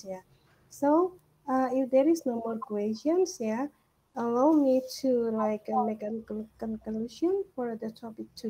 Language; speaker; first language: English; non-native, learner; Indonesian